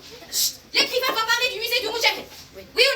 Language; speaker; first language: French; non-native, local second language; Arabic